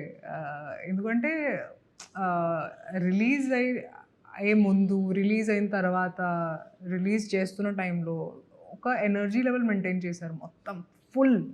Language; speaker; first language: Telugu; non-native, local second language; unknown